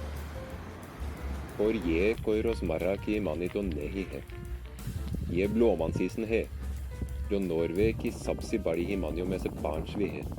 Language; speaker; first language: Hindi; non-native, fluent; Norwegian